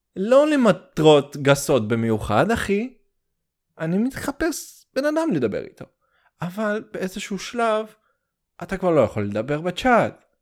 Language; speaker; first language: Hebrew; early bilingual, heritage; Hebrew